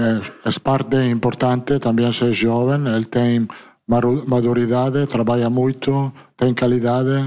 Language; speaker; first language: Portuguese; non-native, learner; Italian